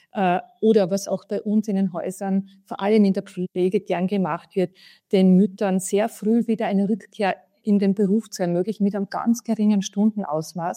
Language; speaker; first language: German; native; German